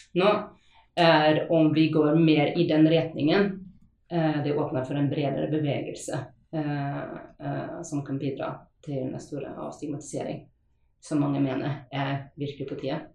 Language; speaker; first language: Norwegian; non-native, fluent; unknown